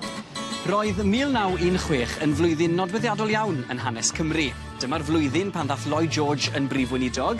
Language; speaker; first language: Welsh; native; Welsh